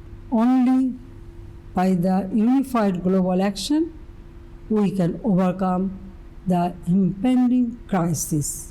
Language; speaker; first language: English; non-native, local second language; Bangla